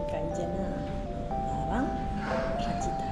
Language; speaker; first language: Korean; non-native, learner; Filipino